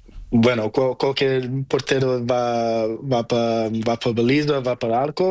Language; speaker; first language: Spanish; non-native, learner; Portuguese